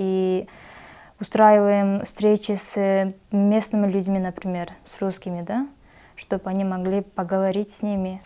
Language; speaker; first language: Russian; non-native, local second language; Kyrgyz